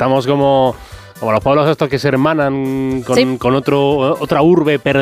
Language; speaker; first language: Spanish; native; Spanish